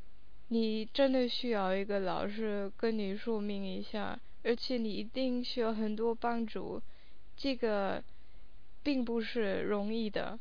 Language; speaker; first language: Chinese; non-native, fluent; English